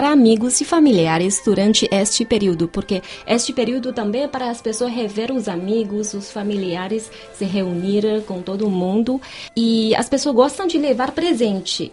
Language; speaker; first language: Portuguese; non-native, fluent; Chinese